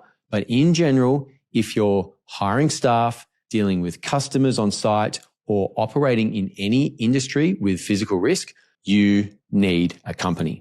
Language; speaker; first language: English; native; English